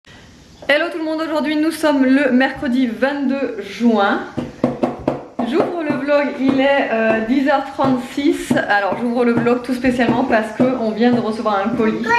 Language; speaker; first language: French; native; French